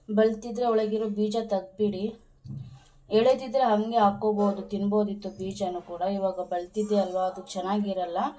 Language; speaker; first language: Kannada; non-native, local second language; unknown